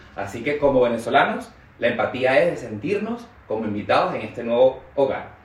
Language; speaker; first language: Spanish; native; Spanish